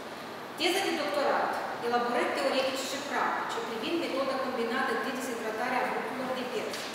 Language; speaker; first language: Romanian; native; Romanian